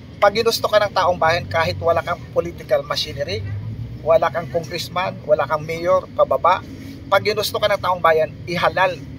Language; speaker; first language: Filipino; native; Filipino